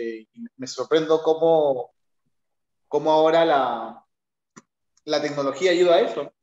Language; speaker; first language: Spanish; native; Spanish